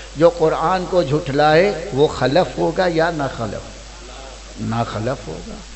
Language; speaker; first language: Urdu; native; Urdu